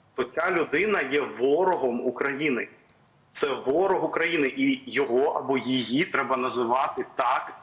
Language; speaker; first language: Ukrainian; non-native, local second language; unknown